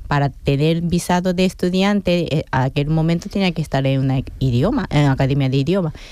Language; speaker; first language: Spanish; non-native, fluent; Japanese